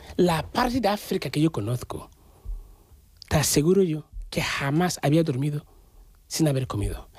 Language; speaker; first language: Spanish; non-native, fluent; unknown